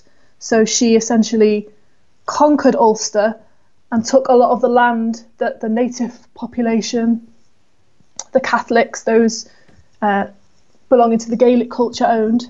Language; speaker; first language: English; native; English